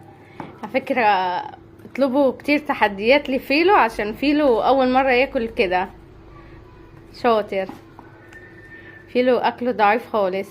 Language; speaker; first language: Arabic; native; Arabic